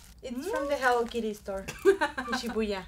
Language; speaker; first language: English; non-native, fluent; Spanish